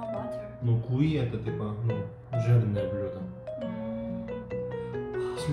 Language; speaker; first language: Russian; non-native, learner; Korean